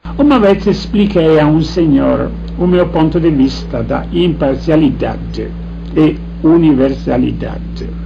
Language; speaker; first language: Portuguese; non-native, fluent; Italian